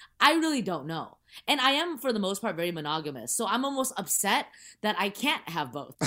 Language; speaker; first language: English; early bilingual, other home language; Chinese